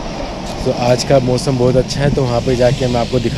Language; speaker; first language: Russian; non-native, learner; Hindi